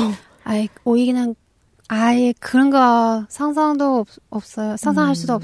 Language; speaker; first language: Korean; non-native, local second language; Chinese